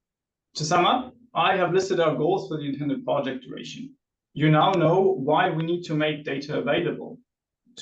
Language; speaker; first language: English; non-native, fluent; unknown